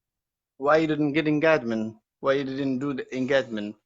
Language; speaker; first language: English; non-native, learner; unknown